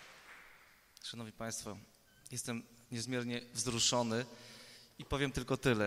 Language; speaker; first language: Polish; native; Polish